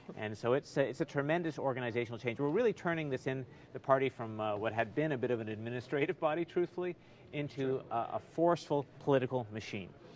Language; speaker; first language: English; native; English